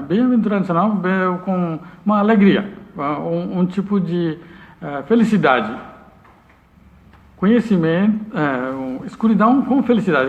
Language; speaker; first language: Portuguese; non-native, learner; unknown